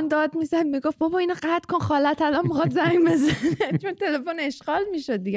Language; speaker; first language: Persian; native; Persian